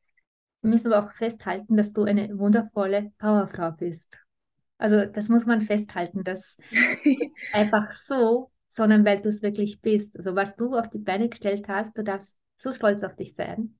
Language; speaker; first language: German; native; German